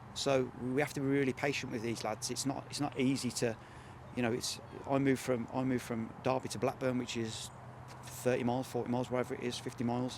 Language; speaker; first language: English; native; English